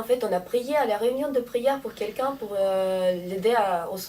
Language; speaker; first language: French; non-native, fluent; Russian